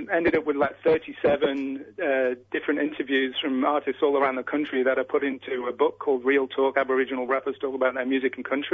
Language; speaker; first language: English; native; English